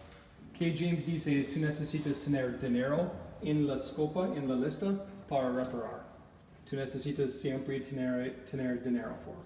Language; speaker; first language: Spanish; non-native, learner; English